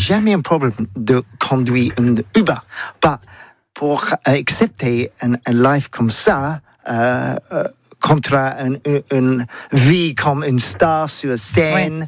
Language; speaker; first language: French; non-native, learner; English